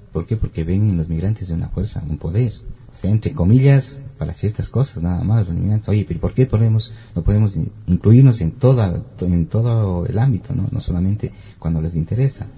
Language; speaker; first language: Spanish; native; Spanish